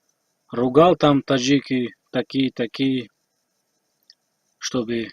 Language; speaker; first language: Russian; non-native, learner; Tajik